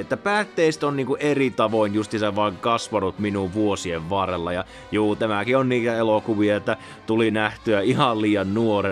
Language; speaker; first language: Finnish; native; Finnish